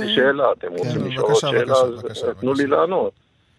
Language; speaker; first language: Hebrew; native; Hebrew